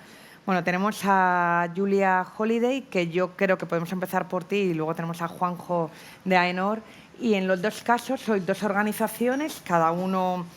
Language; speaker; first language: Spanish; native; Spanish